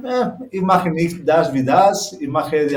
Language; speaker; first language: German; non-native, learner; Spanish